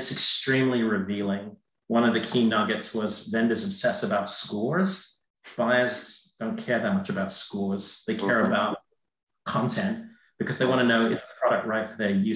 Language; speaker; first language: English; native; English